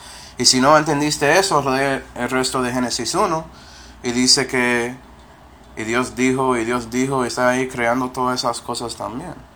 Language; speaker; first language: Spanish; non-native, fluent; English